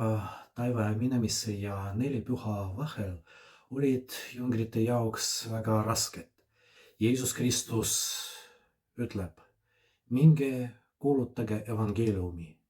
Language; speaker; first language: Estonian; non-native, fluent; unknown